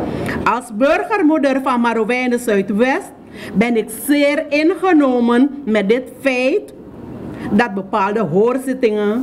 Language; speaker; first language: Dutch; non-native, local second language; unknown